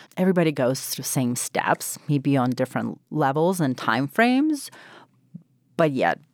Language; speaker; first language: English; non-native, fluent; Ukrainian